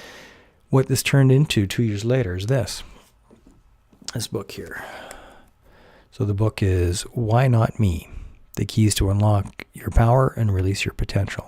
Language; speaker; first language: English; native; English